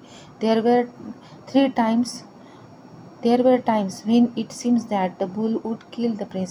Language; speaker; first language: Hindi; native; Hindi